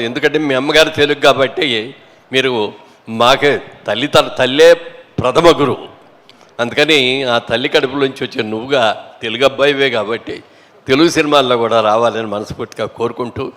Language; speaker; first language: Telugu; native; Telugu